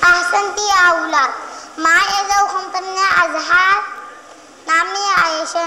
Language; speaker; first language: Arabic; non-native, learner; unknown